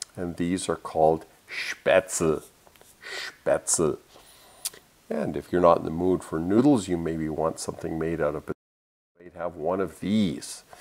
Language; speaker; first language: English; early bilingual, other home language; German